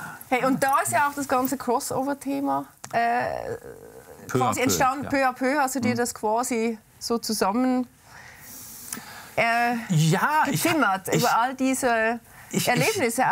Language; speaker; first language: German; native; German